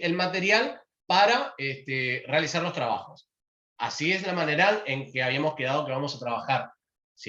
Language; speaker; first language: Spanish; native; Spanish